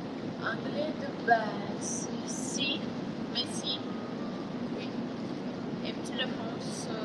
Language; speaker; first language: French; non-native, learner; Russian